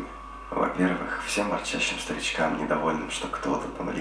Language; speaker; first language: Russian; native; Russian